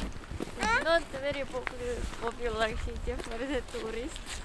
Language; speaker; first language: English; non-native, learner; Russian